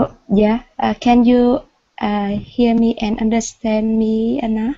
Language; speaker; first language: English; non-native, learner; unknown